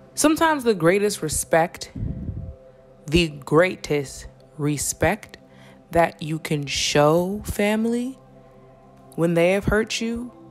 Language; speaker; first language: English; native; English